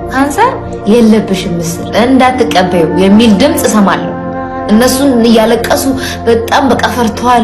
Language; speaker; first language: Amharic; native; Amharic